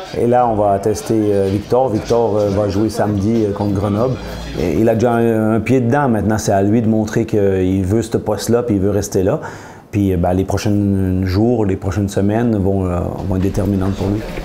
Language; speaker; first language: French; native; French